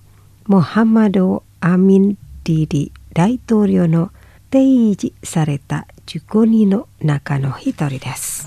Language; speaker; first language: Japanese; non-native, fluent; Indonesian